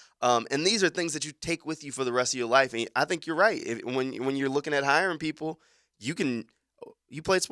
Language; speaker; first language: English; native; English